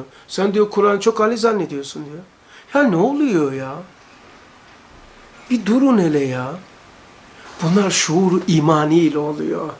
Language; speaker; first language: Turkish; native; Turkish